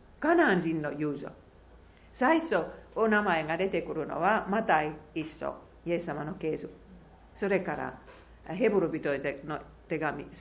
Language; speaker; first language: Japanese; non-native, fluent; Finnish